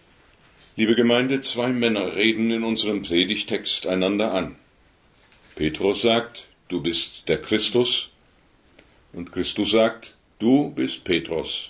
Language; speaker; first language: German; native; German